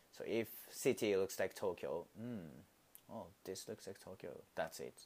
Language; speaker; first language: English; non-native, learner; Japanese